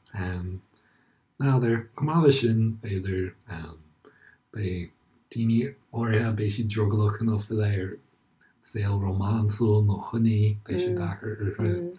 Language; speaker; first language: Irish; native; Irish